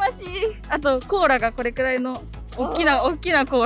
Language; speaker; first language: Japanese; native; Japanese